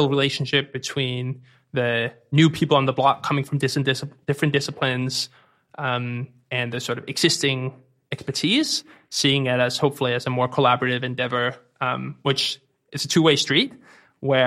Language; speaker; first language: English; non-native, fluent; Danish